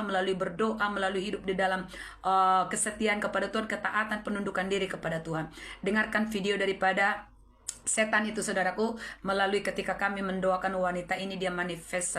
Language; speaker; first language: Malay; native; Malay